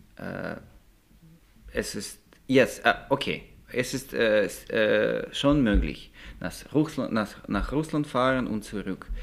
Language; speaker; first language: German; non-native, learner; Russian